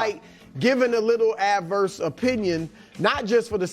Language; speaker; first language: English; native; English